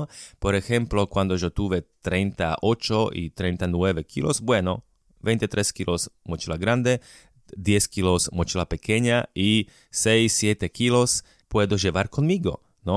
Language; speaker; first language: Spanish; non-native, fluent; Slovak